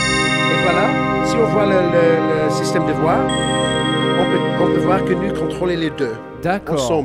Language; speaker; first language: French; non-native, learner; English